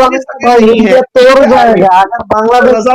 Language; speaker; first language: Hindi; non-native, learner; Bangla